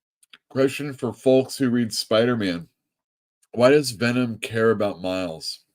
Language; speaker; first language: English; native; English